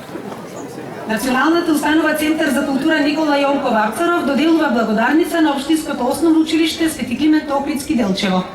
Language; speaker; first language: Macedonian; native; Macedonian